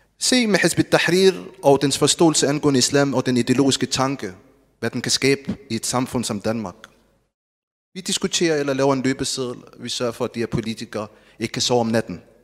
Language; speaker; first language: Danish; non-native, fluent; Arabic